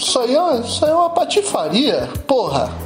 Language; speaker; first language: Portuguese; native; Portuguese